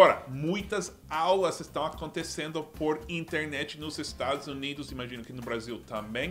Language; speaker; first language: Portuguese; non-native, fluent; English